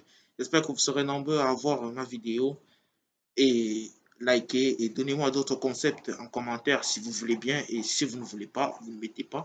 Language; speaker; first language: French; native; French